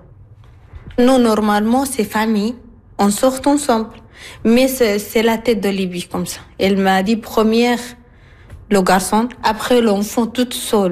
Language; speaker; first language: French; non-native, learner; Arabic